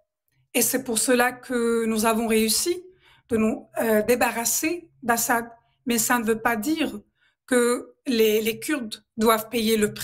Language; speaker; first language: French; non-native, local second language; Arabic